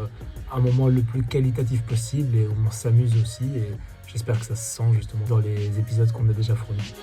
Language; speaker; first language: French; native; French